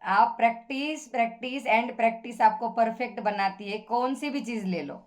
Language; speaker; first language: Hindi; non-native, local second language; Marathi